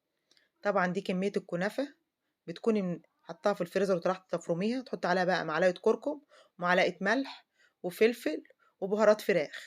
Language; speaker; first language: Arabic; native; Arabic